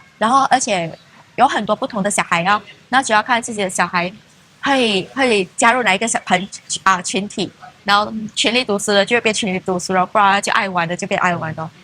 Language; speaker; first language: Chinese; native; Chinese